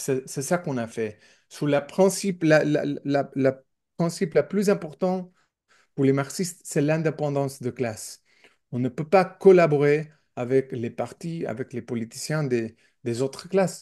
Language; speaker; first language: French; non-native, learner; English